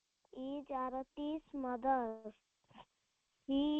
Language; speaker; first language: English; non-native, learner; Odia